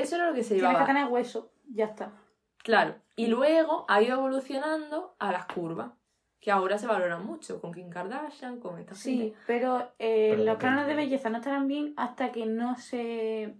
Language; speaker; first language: Spanish; native; Spanish